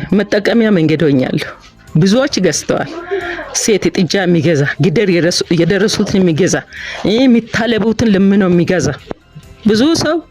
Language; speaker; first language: Amharic; non-native, local second language; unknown